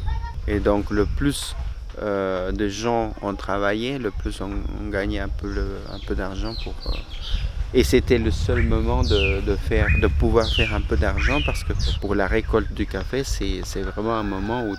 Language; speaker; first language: French; non-native, fluent; Spanish